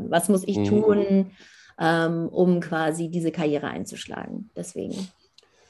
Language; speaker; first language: German; native; German